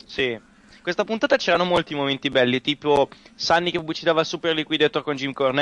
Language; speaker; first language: Italian; native; Italian